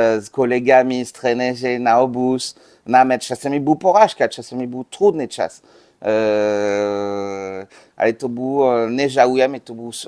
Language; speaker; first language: Polish; non-native, learner; French